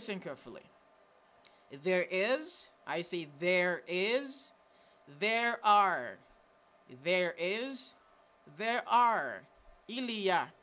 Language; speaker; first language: English; non-native, fluent; Haitian Creole